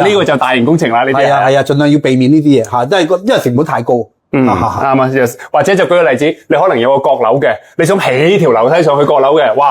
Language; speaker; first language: Cantonese; native; Cantonese